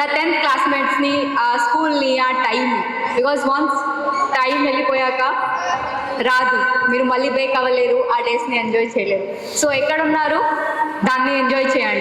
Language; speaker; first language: Telugu; non-native, fluent; Odia